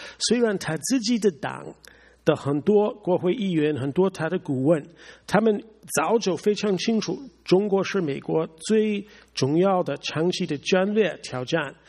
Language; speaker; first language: Chinese; non-native, fluent; English